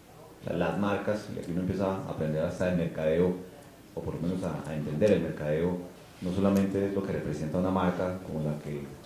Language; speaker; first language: Spanish; native; Spanish